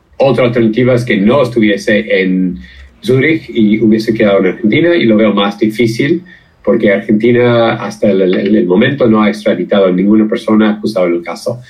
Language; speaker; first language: Spanish; non-native, fluent; English